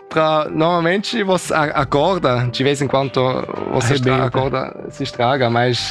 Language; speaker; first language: Portuguese; early bilingual, heritage; German